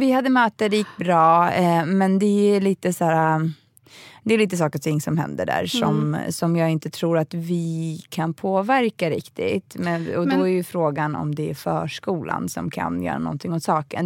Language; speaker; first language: Swedish; native; Swedish